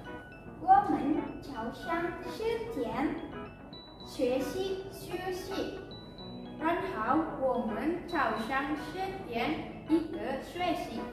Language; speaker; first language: Chinese; non-native, learner; Indonesian